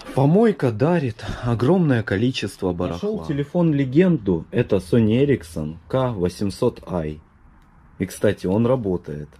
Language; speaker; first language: Russian; native; Russian